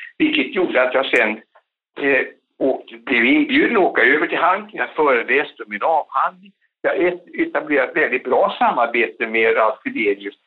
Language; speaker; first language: Swedish; native; Swedish